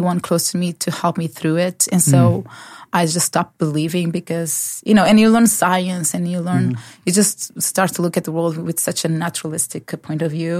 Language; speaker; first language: English; non-native, fluent; Portuguese